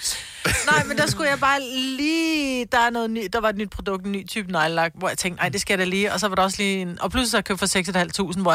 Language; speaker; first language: Danish; native; Danish